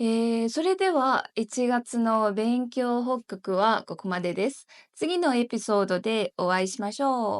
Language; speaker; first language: Japanese; non-native, learner; Chinese